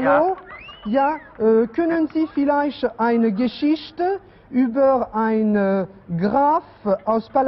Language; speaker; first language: German; non-native, learner; French